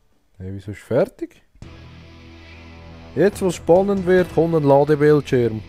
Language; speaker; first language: German; native; German